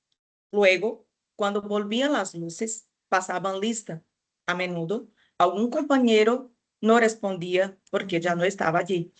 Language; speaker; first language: Spanish; non-native, fluent; Portuguese